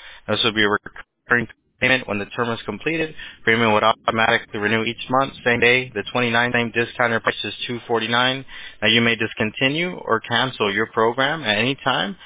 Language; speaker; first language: English; early bilingual, other home language; Spanish